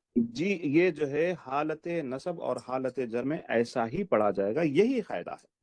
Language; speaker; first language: Urdu; native; Urdu